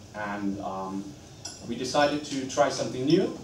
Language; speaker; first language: English; non-native, fluent; German